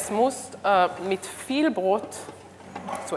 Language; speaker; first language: German; non-native, learner; Hebrew